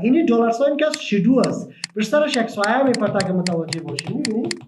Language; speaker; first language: Persian; native; Persian